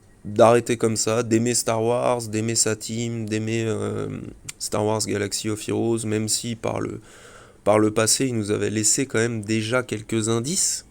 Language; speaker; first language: French; native; French